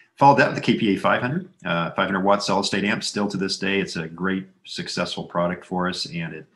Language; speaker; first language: English; native; English